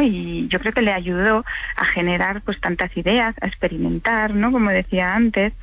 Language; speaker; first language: Spanish; native; Spanish